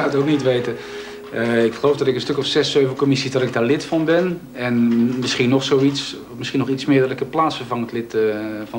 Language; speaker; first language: Dutch; native; Dutch